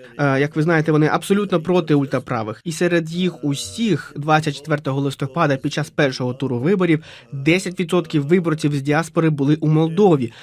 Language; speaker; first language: Ukrainian; non-native, fluent; Romanian